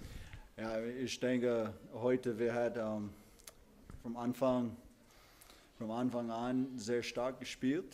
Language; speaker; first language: German; non-native, learner; English